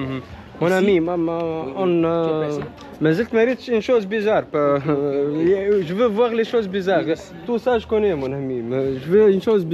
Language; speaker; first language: French; non-native, learner; Arabic